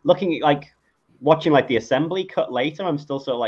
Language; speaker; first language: English; native; English